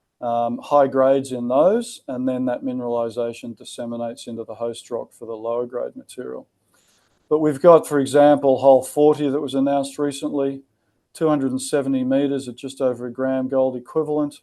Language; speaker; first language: English; native; English